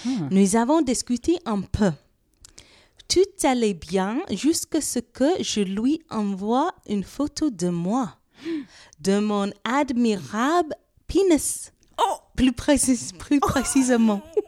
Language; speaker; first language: French; non-native, fluent; English